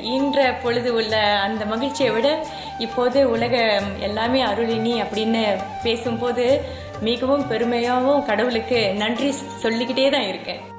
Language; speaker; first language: Tamil; native; Tamil